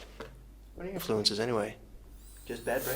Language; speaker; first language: English; non-native, fluent; Dutch